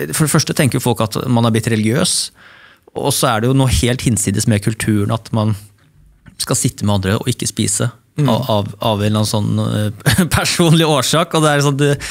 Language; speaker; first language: Norwegian; native; Norwegian